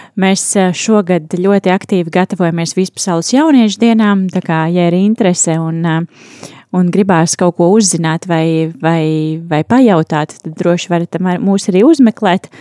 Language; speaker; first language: Latvian; native; Latvian